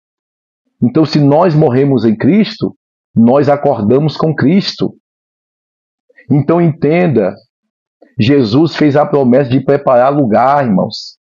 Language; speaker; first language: Portuguese; native; Portuguese